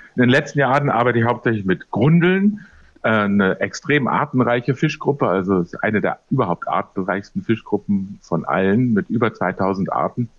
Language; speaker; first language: German; native; German